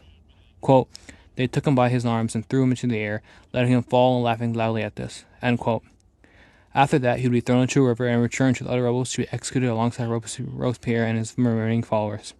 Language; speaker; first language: English; native; English